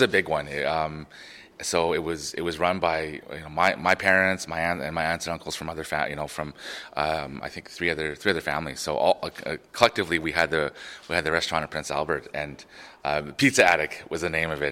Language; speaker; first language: English; native; English